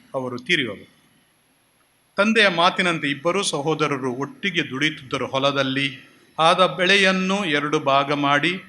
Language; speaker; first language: Kannada; non-native, local second language; Konkani